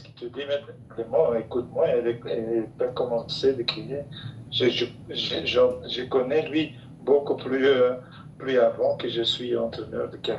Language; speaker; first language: French; non-native, local second language; Dutch